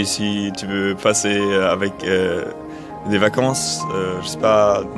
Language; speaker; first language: French; non-native, learner; German